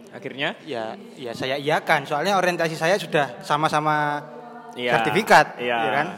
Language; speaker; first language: Indonesian; non-native, local second language; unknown